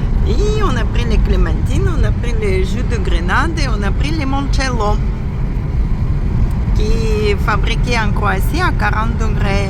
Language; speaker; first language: French; non-native, fluent; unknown